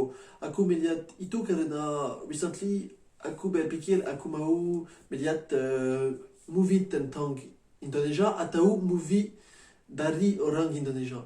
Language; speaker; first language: Indonesian; non-native, learner; French